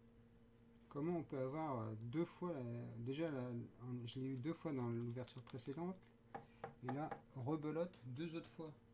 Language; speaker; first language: French; native; French